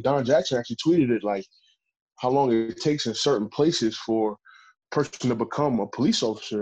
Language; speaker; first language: English; native; English